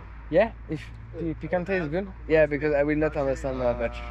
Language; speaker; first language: English; non-native, fluent; French